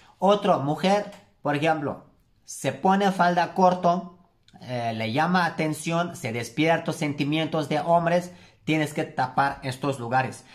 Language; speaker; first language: Spanish; non-native, learner; Turkish